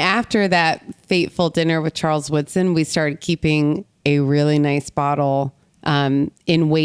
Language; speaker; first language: English; native; English